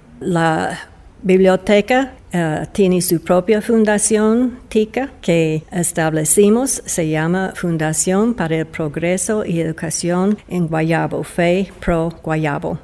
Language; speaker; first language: Spanish; non-native, fluent; English